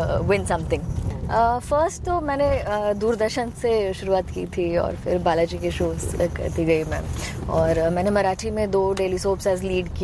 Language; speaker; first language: Hindi; native; Hindi